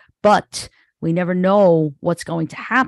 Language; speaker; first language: English; native; English